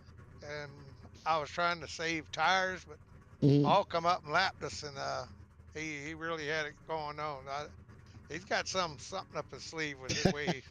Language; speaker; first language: English; native; English